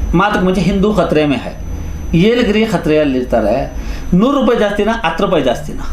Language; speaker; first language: Kannada; non-native, local second language; Urdu